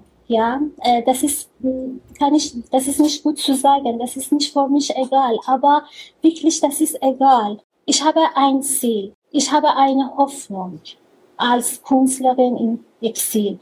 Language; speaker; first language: German; non-native, learner; Persian